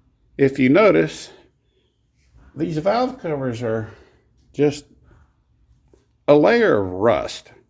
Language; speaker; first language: English; native; English